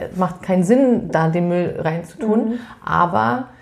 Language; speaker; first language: German; native; German